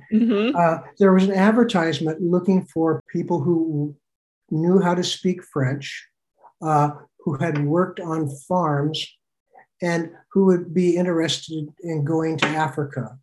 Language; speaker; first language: English; native; English